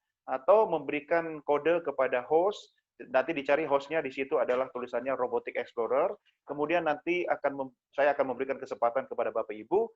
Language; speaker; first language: Indonesian; native; Indonesian